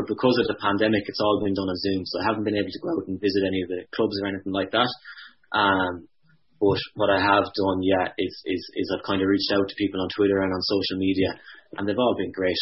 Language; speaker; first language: English; native; English